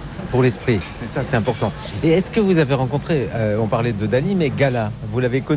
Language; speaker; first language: French; native; French